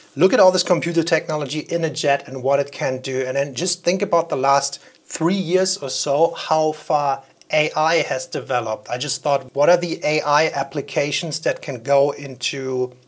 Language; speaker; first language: English; non-native, fluent; German